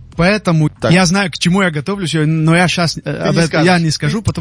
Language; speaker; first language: Russian; non-native, local second language; Tajik